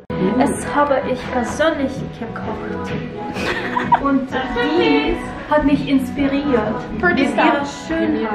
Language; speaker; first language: German; non-native, learner; Ukrainian